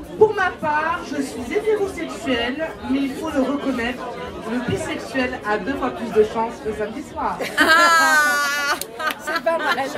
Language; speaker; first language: French; native; French